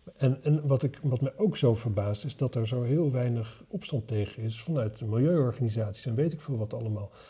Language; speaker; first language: Dutch; native; Dutch